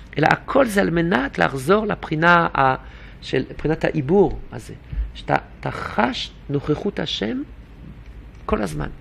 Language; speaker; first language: Hebrew; non-native, fluent; French